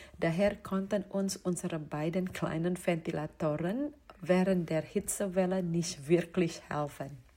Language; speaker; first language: German; non-native, fluent; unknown